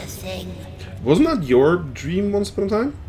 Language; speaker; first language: English; non-native, fluent; Norwegian